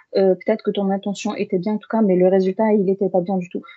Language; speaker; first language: French; early bilingual, other home language; Arabic